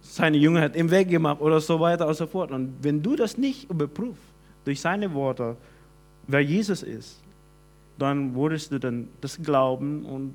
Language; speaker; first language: German; non-native, fluent; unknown